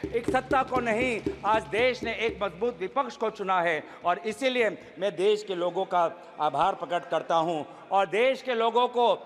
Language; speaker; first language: Hindi; non-native, local second language; Assamese